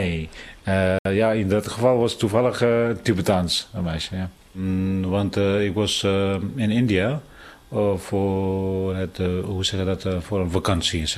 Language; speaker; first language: Dutch; non-native, fluent; Tibetan